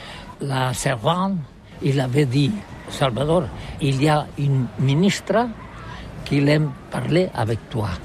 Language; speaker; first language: French; non-native, learner; Catalan